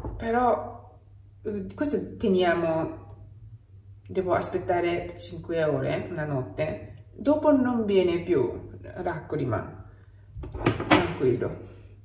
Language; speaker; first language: Italian; non-native, learner; Japanese